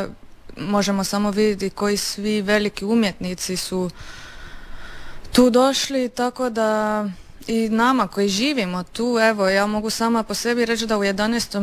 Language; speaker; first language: Serbian; native; Serbian